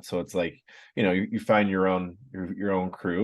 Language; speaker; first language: English; native; English